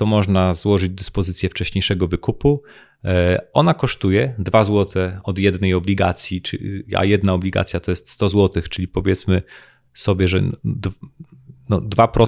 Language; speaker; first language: Polish; native; Polish